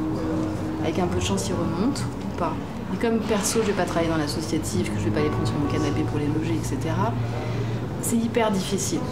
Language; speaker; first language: French; native; French